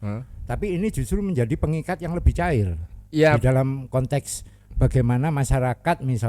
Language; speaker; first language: Indonesian; non-native, local second language; Javanese